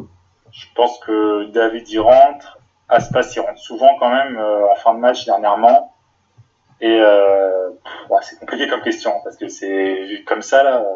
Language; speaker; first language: French; native; French